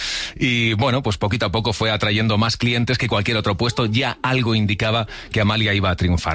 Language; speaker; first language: Spanish; native; Spanish